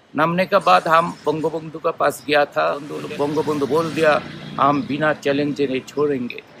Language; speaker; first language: Hindi; non-native, learner; Bangla